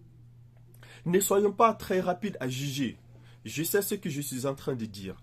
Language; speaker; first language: French; native; French